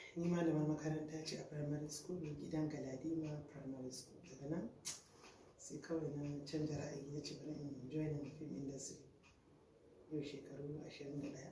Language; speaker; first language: Hausa; native; Hausa